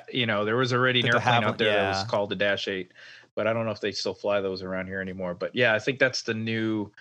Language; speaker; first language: English; native; English